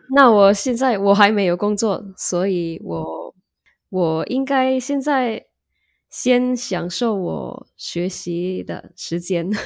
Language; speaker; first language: Chinese; non-native, learner; Indonesian